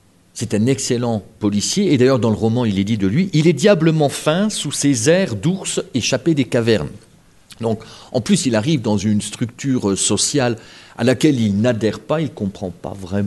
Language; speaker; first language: French; native; French